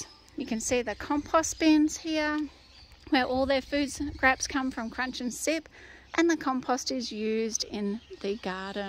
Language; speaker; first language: English; native; English